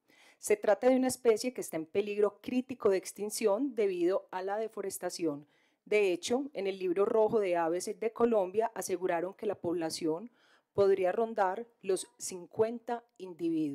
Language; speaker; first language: Spanish; native; Spanish